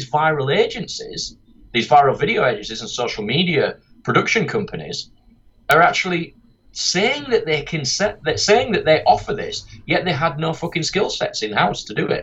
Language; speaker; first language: English; native; English